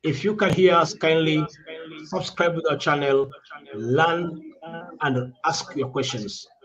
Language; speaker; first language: English; non-native, local second language; Swahili